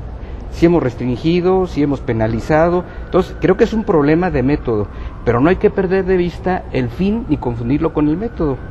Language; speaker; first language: Spanish; native; Spanish